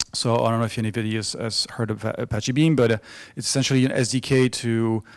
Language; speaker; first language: English; non-native, fluent; French